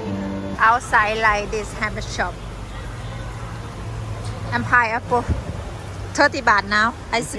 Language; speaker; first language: English; non-native, learner; Thai